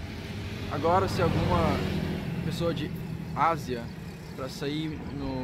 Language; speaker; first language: Portuguese; early bilingual, heritage; Portuguese